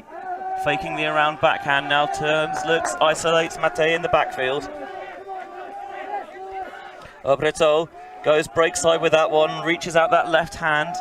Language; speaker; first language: English; native; English